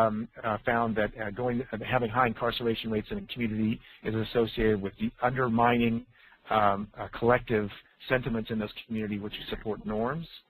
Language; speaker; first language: English; native; English